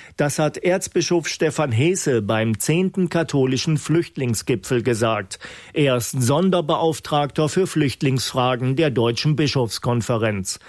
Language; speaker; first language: German; native; German